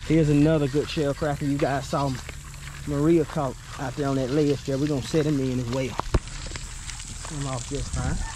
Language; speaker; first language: English; native; English